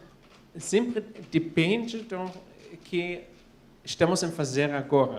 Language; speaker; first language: Portuguese; non-native, fluent; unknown